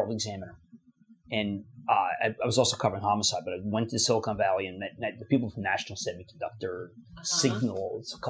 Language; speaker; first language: English; native; English